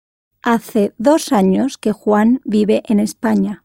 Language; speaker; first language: Spanish; non-native, learner; English